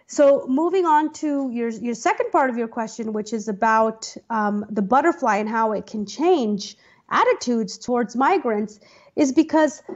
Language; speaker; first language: English; native; English